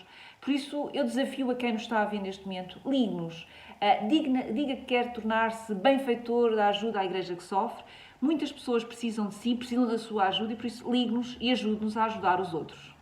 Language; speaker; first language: Portuguese; native; Portuguese